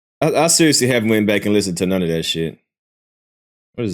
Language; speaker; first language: English; native; English